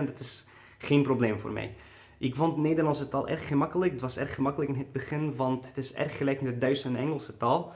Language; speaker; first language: Dutch; non-native, learner; Arabic